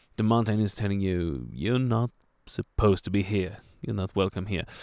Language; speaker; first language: English; non-native, fluent; French